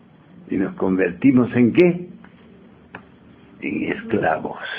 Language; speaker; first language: Spanish; native; Spanish